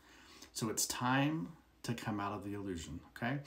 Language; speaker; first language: English; native; English